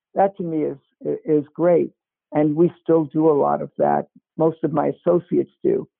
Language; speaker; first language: English; native; English